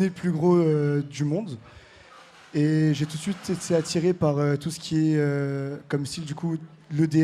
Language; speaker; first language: French; native; French